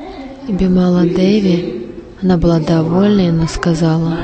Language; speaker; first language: Russian; non-native, learner; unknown